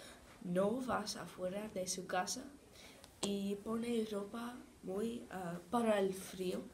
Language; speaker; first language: Spanish; non-native, learner; English